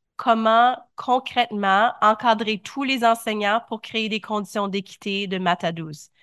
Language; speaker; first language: French; native; French